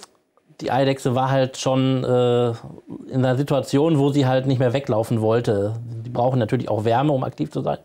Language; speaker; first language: German; native; German